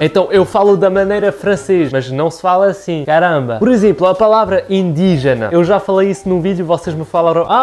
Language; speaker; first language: Portuguese; early bilingual, other home language; French